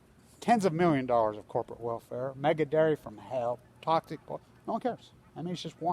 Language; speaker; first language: English; native; English